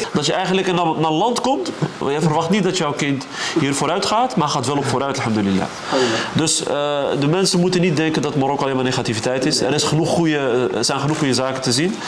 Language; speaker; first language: Dutch; early bilingual, other home language; Arabic